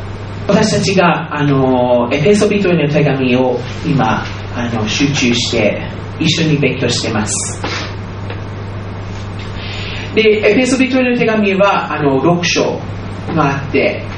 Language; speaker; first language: Japanese; non-native, fluent; English